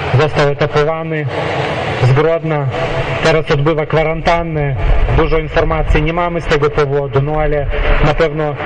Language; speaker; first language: Polish; non-native, local second language; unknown